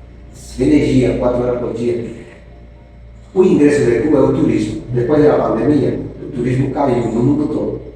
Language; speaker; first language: Portuguese; non-native, fluent; Spanish